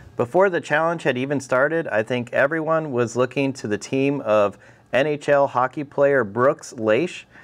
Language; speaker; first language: English; native; English